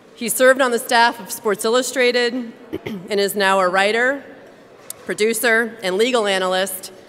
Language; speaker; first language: English; native; English